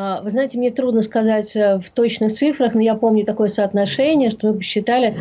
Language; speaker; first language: Russian; native; Russian